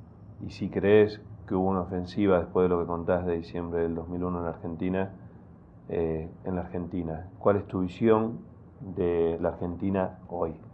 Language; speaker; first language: Spanish; native; Spanish